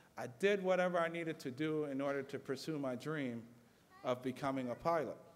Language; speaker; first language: English; native; English